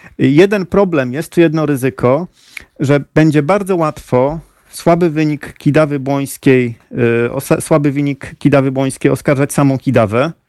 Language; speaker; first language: Polish; native; Polish